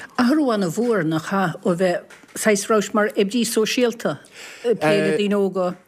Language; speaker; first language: Irish; native; Irish